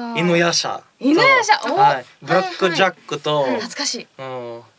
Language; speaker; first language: Japanese; non-native, fluent; Bulgarian